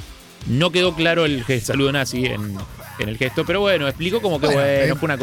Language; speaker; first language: Spanish; native; Spanish